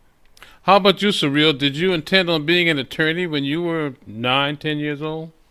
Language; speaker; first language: English; native; English